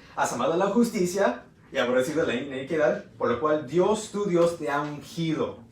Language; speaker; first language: Spanish; early bilingual, heritage; Spanish